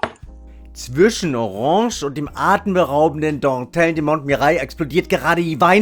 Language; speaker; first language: German; native; German